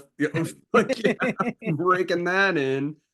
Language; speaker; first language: English; native; English